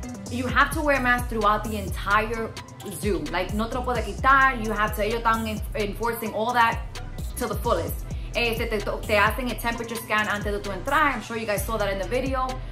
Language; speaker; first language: English; early bilingual, other home language; Spanish